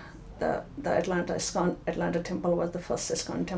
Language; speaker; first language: English; non-native, local second language; Nepali